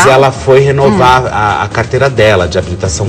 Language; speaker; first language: Portuguese; native; Portuguese